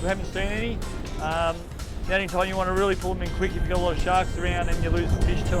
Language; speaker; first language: English; native; English